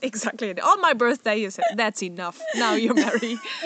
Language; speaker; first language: English; non-native, fluent; Polish